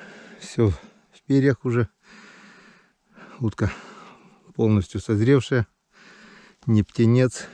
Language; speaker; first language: Russian; native; Russian